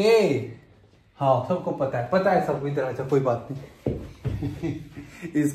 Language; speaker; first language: Hindi; native; Hindi